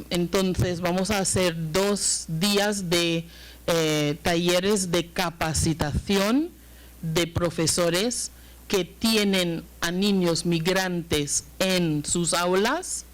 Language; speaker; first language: Spanish; non-native, fluent; English